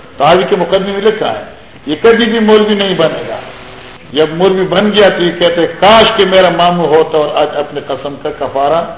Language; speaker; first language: Urdu; non-native, local second language; Northern Hindko